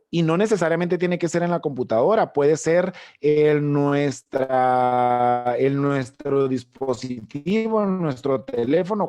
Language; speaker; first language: Spanish; native; Spanish